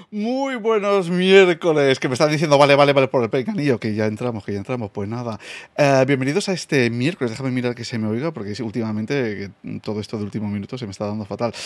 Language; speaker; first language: Spanish; non-native, fluent; English